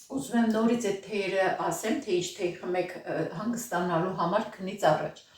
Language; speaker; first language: Armenian; native; Armenian